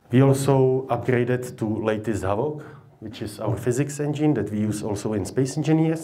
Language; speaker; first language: English; non-native, fluent; Czech